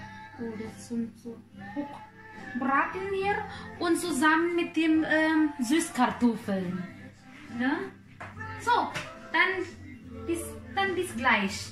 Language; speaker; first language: German; non-native, learner; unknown